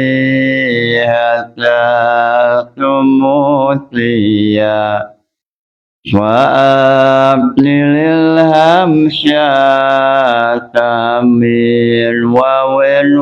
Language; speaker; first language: Arabic; non-native, fluent; Indonesian